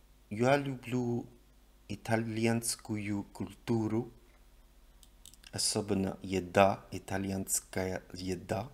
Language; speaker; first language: Russian; non-native, learner; English